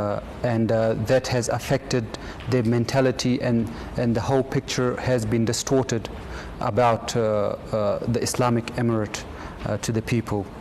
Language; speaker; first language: English; non-native, fluent; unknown